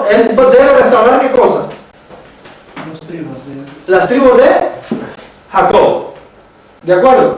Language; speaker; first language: Spanish; native; Spanish